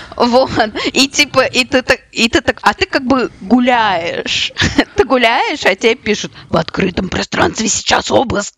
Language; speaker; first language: Russian; native; Russian